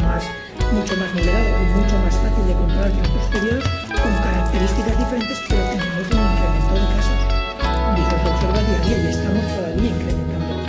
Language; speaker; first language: Spanish; native; Spanish